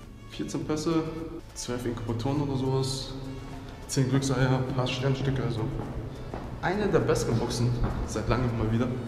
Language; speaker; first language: German; native; German